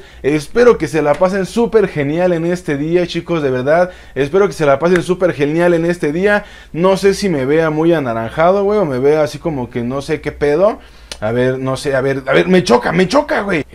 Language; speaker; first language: Spanish; native; Spanish